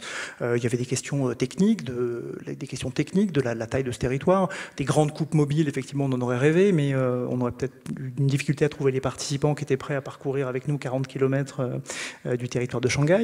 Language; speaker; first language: French; native; French